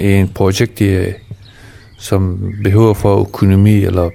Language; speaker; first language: Danish; non-native, fluent; Persian